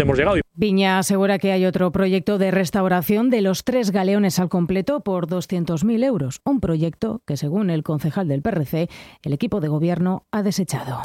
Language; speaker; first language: Spanish; native; Spanish